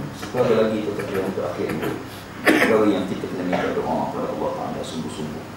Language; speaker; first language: Malay; native; Malay